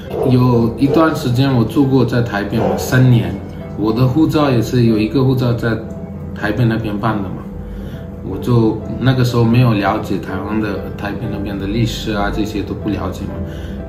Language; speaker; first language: Chinese; non-native, learner; Hindi